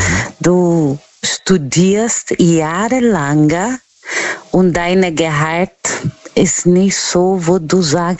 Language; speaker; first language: German; non-native, learner; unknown